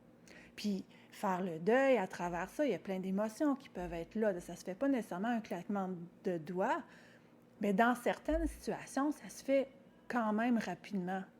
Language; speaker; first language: French; native; French